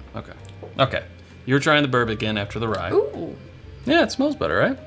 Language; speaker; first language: English; native; English